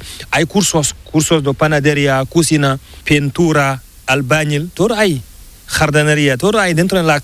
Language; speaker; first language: Spanish; non-native, learner; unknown